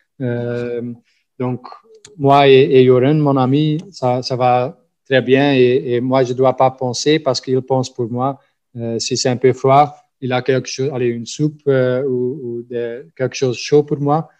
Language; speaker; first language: French; non-native, local second language; Dutch